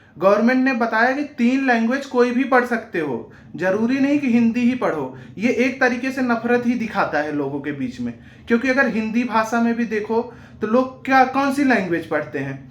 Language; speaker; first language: Hindi; native; Hindi